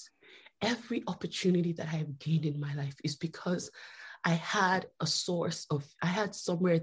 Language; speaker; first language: English; non-native, local second language; Yoruba